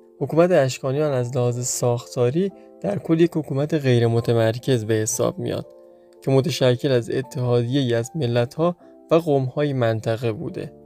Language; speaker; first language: Persian; non-native, local second language; Baluchi